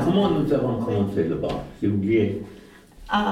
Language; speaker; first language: French; non-native, fluent; English